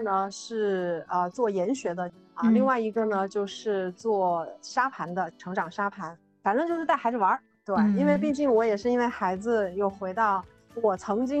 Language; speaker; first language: Chinese; native; Chinese